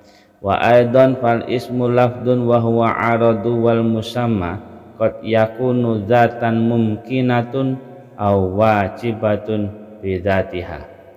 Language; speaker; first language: Arabic; non-native, fluent; Indonesian